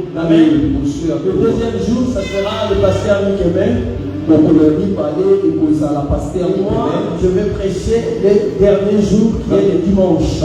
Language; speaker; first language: French; non-native, local second language; Lingala